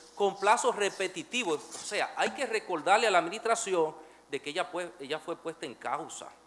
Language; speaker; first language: Spanish; native; Spanish